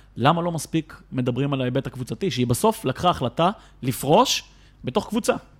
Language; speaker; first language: Hebrew; native; Hebrew